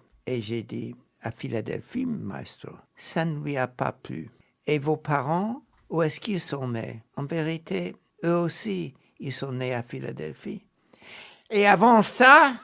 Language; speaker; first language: French; non-native, fluent; English